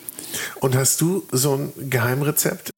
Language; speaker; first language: German; native; German